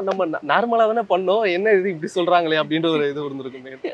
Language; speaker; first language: Tamil; native; Tamil